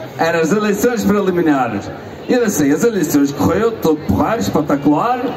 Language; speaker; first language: Portuguese; early bilingual, heritage; Portuguese